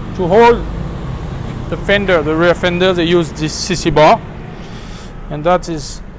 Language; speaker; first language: English; non-native, fluent; French